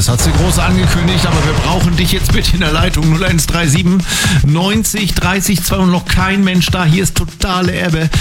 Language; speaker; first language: German; native; German